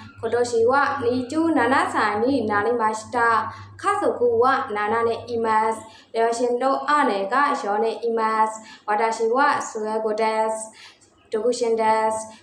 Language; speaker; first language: Japanese; non-native, learner; Burmese